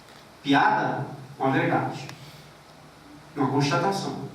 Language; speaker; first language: Portuguese; native; Portuguese